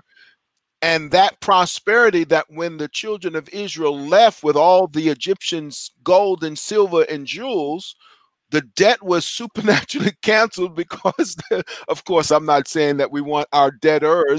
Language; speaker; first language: English; native; English